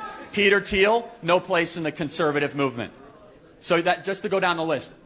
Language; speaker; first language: English; native; English